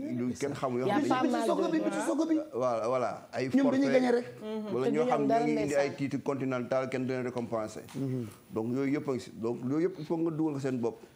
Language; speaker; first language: Wolof; native; Wolof